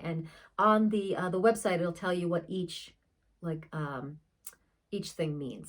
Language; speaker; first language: English; native; English